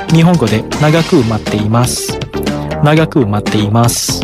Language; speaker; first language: Japanese; non-native, fluent; Indonesian